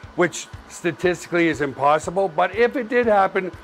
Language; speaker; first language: English; native; English